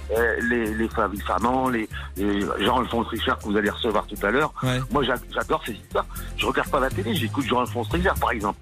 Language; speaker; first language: French; native; French